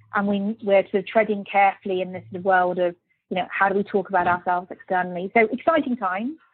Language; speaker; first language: English; native; English